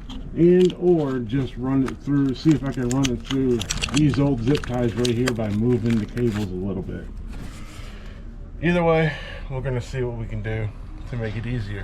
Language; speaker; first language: English; native; English